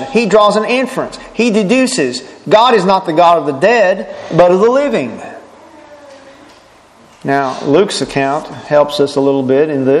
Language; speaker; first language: English; native; English